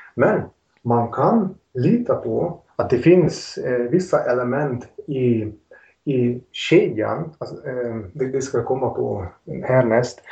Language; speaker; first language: Swedish; non-native, fluent; Hungarian